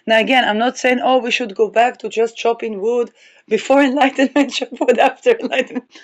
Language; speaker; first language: English; non-native, fluent; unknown